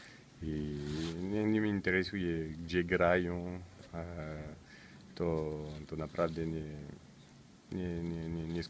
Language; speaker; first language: Polish; non-native, learner; French